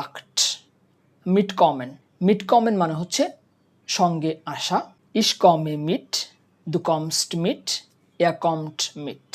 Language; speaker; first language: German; non-native, fluent; Bangla